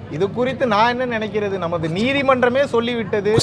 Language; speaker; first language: Tamil; native; Tamil